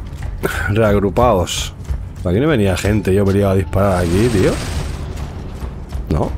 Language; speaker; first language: Spanish; native; Spanish